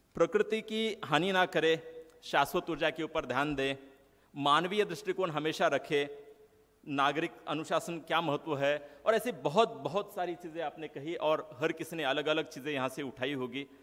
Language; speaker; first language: Hindi; non-native, local second language; Marathi